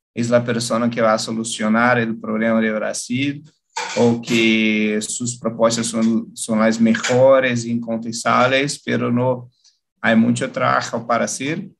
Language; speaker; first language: Spanish; non-native, learner; Portuguese